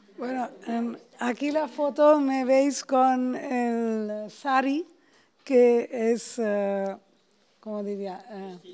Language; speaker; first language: Spanish; non-native, fluent; Bangla